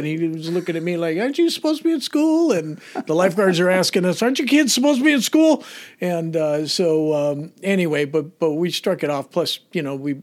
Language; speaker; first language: English; native; English